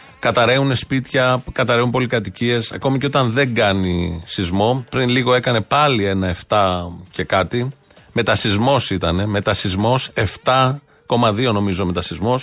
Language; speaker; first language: Greek; native; Greek